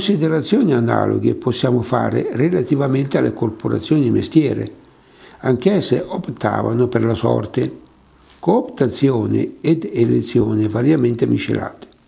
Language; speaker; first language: Italian; native; Italian